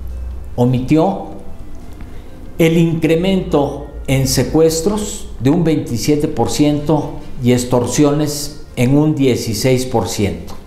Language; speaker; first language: Spanish; native; Spanish